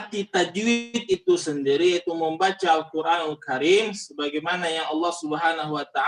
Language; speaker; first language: Indonesian; native; Indonesian